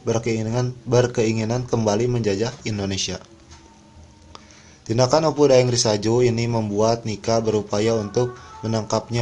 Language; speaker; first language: Indonesian; native; Indonesian